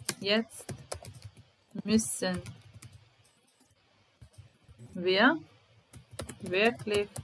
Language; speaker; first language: German; non-native, fluent; Serbian